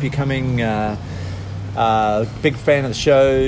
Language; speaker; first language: English; native; English